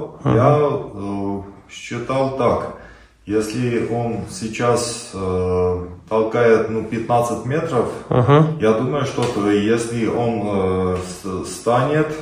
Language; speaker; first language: Russian; non-native, learner; Armenian